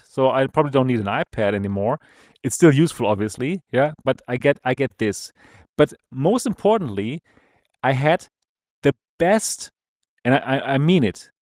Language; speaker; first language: English; non-native, fluent; German